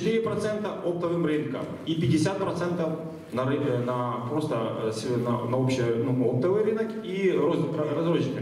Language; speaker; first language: Russian; native; Russian